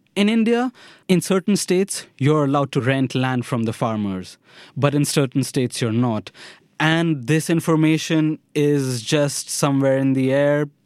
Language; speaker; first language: English; non-native, local second language; Hindi